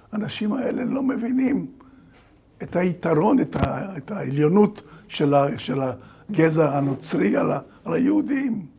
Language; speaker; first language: Hebrew; early bilingual, other home language; Bulgarian